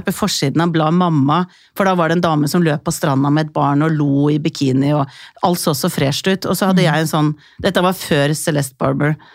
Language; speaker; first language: Norwegian; early bilingual, other home language; Icelandic